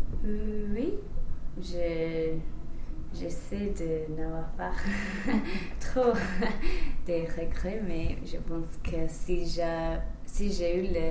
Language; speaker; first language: French; non-native, fluent; English